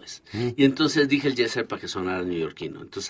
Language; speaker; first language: Spanish; native; Spanish